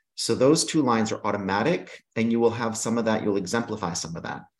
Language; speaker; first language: English; early bilingual, other home language; Greek